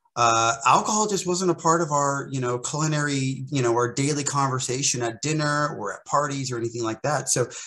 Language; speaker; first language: English; native; English